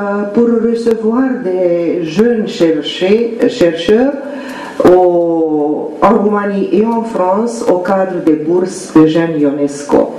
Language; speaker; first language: French; non-native, fluent; Romanian